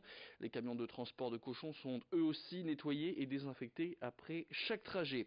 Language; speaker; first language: French; native; French